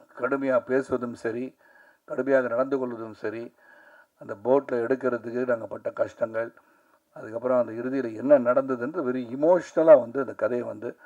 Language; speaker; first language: Tamil; native; Tamil